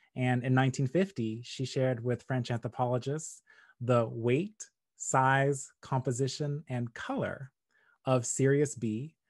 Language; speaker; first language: English; native; English